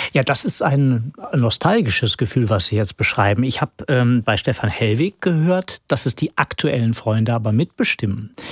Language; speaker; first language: German; native; German